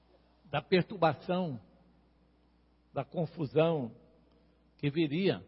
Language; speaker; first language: Portuguese; native; Portuguese